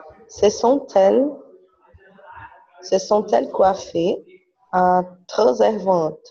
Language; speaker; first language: French; non-native, learner; Portuguese